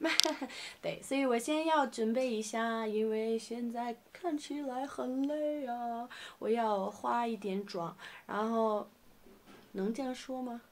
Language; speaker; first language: Chinese; non-native, learner; Norwegian